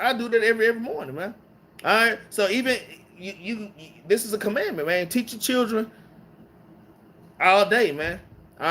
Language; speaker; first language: English; native; English